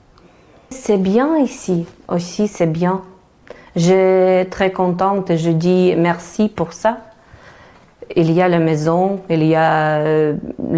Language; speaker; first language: French; non-native, learner; Ukrainian